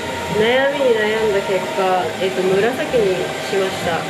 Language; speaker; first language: Japanese; native; Japanese